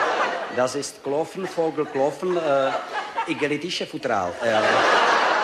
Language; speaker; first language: German; non-native, learner; Czech